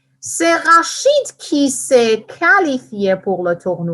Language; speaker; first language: French; non-native, fluent; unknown